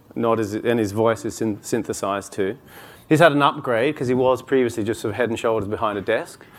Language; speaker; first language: English; native; English